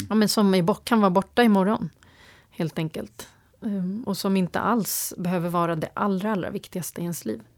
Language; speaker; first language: Swedish; early bilingual, other home language; Turoyo